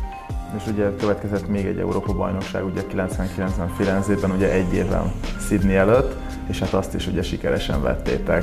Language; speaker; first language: Hungarian; native; Hungarian